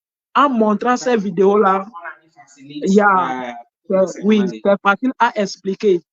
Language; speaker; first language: French; non-native, fluent; Ewe